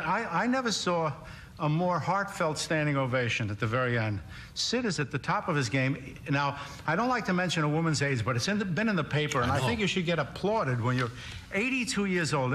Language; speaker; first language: English; native; English